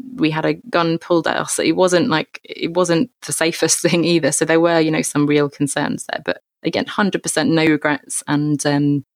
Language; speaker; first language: English; native; English